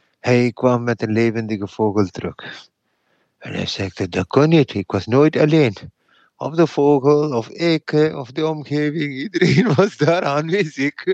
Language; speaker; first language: Dutch; non-native, fluent; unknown